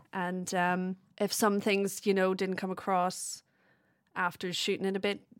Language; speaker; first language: English; native; English